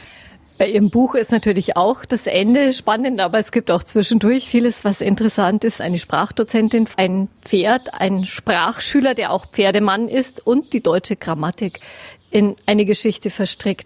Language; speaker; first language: German; native; German